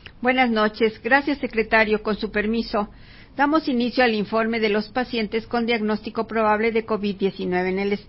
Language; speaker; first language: Spanish; native; Spanish